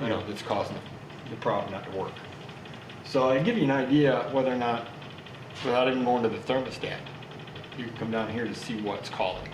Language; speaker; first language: English; native; English